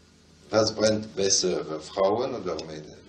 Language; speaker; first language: German; non-native, fluent; French